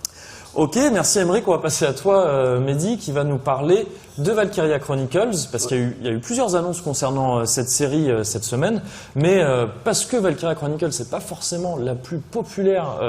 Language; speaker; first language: French; native; French